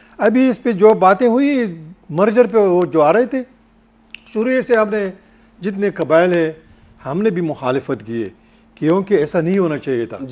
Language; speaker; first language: Urdu; non-native, local second language; Pashto